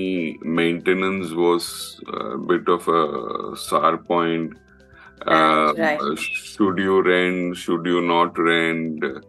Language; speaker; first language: English; non-native, local second language; Malayalam